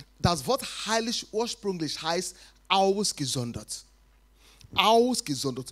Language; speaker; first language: German; non-native, fluent; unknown